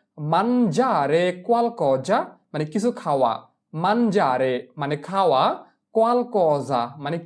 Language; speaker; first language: Italian; non-native, fluent; Bangla